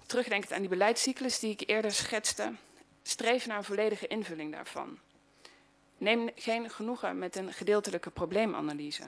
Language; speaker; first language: Dutch; native; Dutch